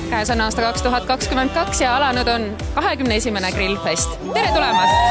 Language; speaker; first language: Estonian; native; Estonian